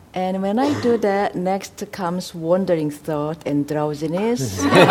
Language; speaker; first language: English; non-native, fluent; Korean